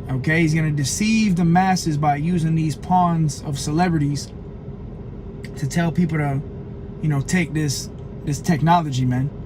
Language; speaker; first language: English; native; English